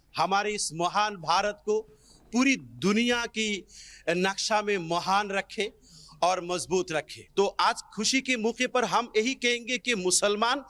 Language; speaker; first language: Urdu; non-native, local second language; Bangla